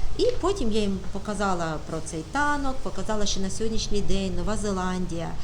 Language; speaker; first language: Ukrainian; native; Ukrainian